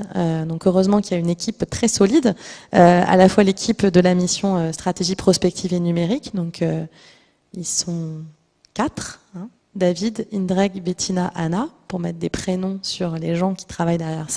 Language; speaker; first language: French; native; French